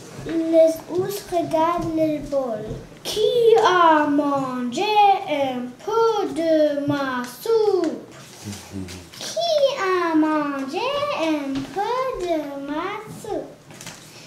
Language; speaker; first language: French; non-native, learner; English